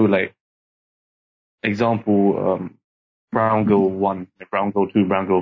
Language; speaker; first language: English; native; English